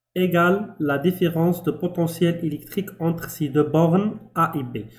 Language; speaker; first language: French; non-native, local second language; Arabic